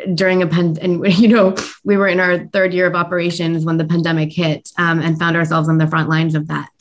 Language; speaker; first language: English; native; English